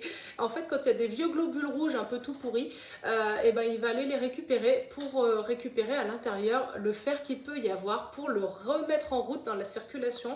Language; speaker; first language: French; native; French